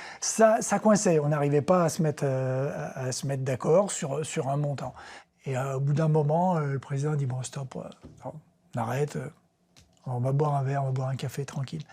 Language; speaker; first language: French; non-native, fluent; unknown